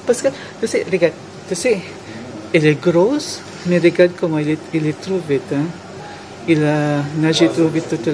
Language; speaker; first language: French; non-native, learner; Filipino